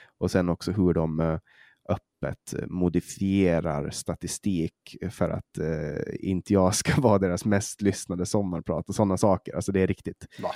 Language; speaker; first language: Swedish; native; Swedish